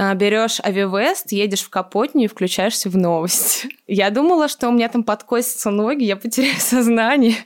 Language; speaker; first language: Russian; native; Russian